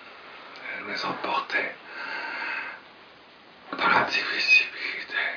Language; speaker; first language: French; native; French